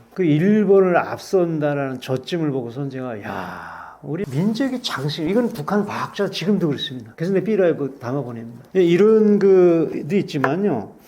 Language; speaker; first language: Korean; native; Korean